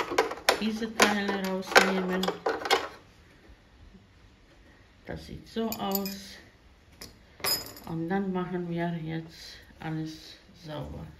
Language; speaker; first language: German; non-native, fluent; Croatian